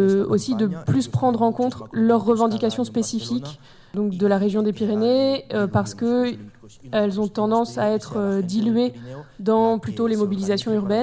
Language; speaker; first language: French; native; French